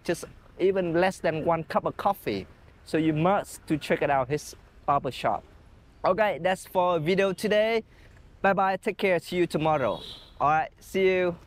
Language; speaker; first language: English; non-native, fluent; Vietnamese